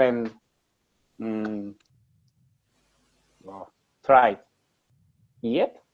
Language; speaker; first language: English; non-native, learner; Spanish